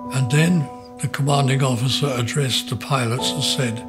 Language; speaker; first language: English; native; English